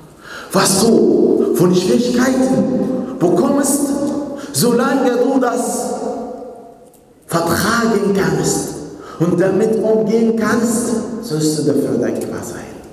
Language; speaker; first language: German; non-native, fluent; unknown